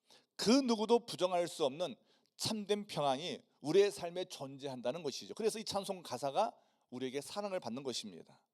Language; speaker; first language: Korean; native; Korean